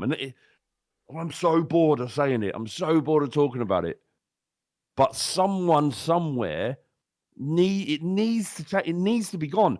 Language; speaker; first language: English; native; English